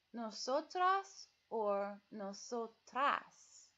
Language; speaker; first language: Spanish; non-native, fluent; English